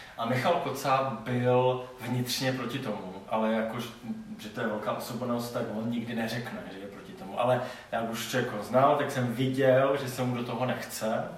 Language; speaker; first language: Czech; non-native, local second language; Polish